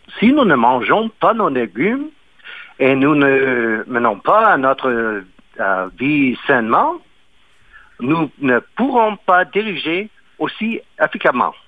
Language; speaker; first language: French; non-native, fluent; English